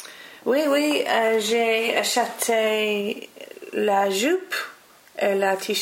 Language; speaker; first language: French; non-native, learner; English